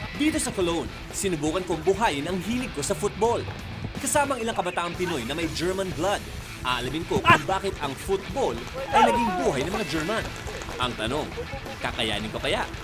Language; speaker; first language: Filipino; native; Filipino